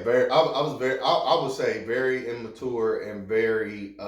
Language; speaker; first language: English; native; English